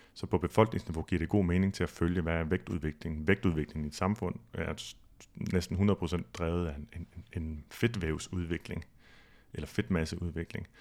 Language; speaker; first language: Danish; native; Danish